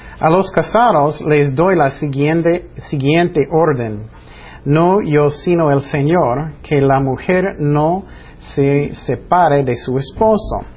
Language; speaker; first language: Spanish; non-native, fluent; English